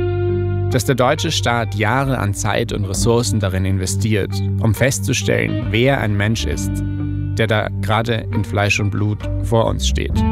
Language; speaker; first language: German; native; German